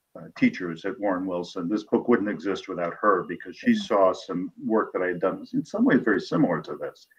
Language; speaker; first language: English; native; English